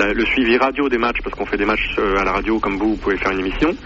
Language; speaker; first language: French; native; French